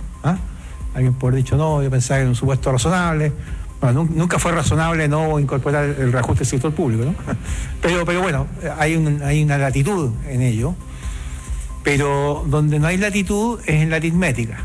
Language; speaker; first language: Spanish; native; Spanish